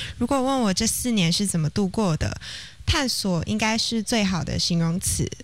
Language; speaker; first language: Chinese; native; Chinese